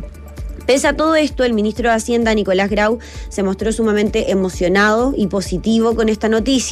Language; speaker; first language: Spanish; native; Spanish